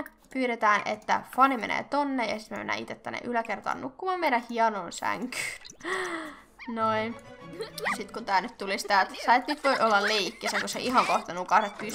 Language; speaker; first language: Finnish; native; Finnish